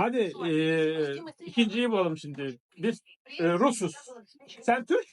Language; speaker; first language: Turkish; non-native, learner; Russian